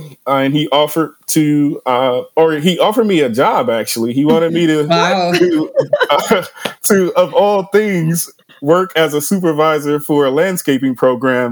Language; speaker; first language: English; native; English